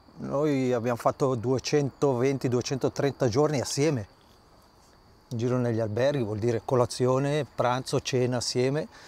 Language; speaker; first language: Italian; native; Italian